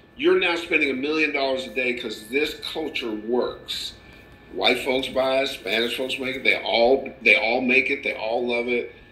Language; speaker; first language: English; native; English